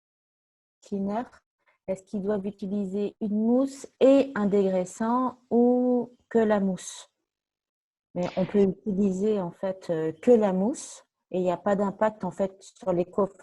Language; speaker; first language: French; native; French